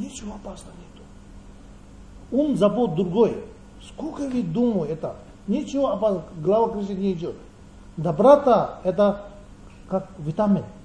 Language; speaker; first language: Russian; non-native, learner; Tibetan